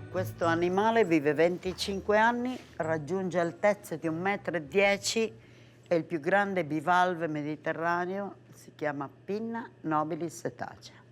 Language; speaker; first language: Italian; native; Italian